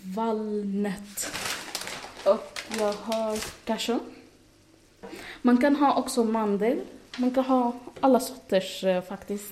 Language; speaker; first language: Swedish; non-native, fluent; Arabic